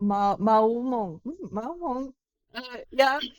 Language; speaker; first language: Indonesian; non-native, learner; English